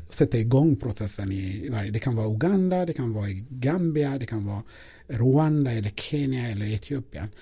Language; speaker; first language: Swedish; non-native, fluent; Amharic